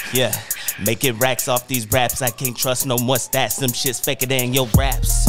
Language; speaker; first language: English; native; English